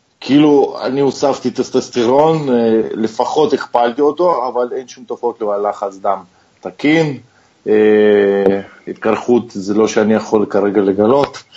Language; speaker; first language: Hebrew; non-native, fluent; Russian